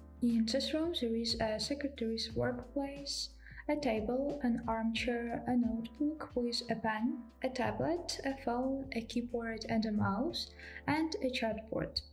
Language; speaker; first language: English; non-native, fluent; Ukrainian